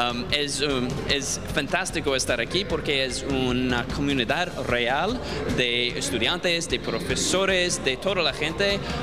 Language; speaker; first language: Spanish; non-native, learner; English